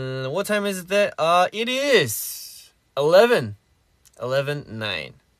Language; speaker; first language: English; early bilingual, other home language; Korean